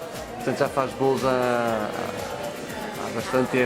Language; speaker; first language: Portuguese; native; Portuguese